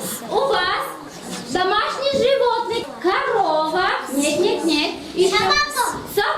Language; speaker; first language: Russian; non-native, local second language; Tajik